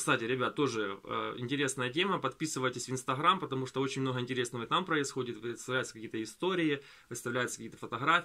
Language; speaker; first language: Russian; native; Russian